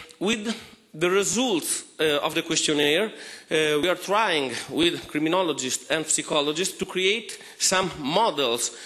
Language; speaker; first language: English; non-native, fluent; Italian